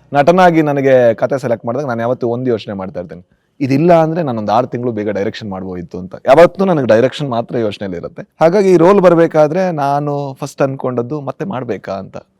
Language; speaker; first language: Kannada; native; Kannada